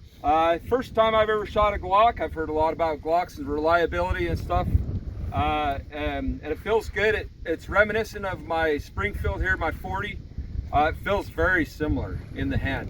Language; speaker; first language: English; native; English